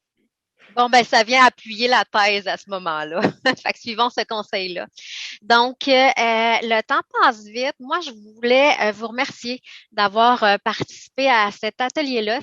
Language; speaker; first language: French; native; French